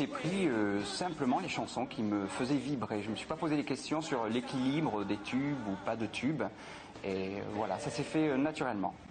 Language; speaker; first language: French; native; French